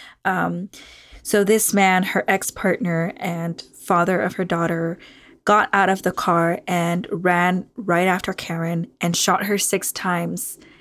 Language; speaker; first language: English; early bilingual, other home language; Spanish